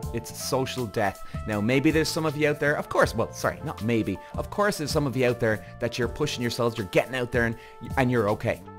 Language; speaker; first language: English; native; English